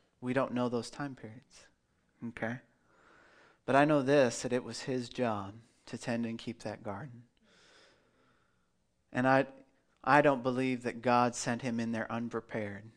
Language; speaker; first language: English; native; English